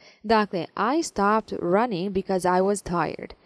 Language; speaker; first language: English; non-native, fluent; Serbian